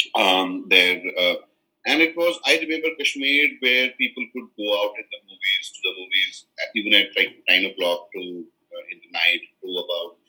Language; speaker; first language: English; non-native, local second language; Kashmiri